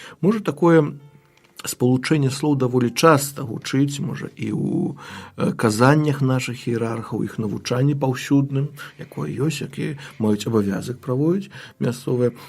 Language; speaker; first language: Belarusian; native; Belarusian